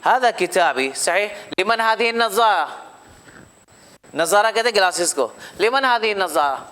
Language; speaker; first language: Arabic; non-native, fluent; Urdu